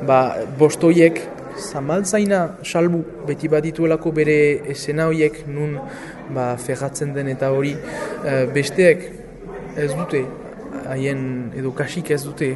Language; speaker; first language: Basque; native; Basque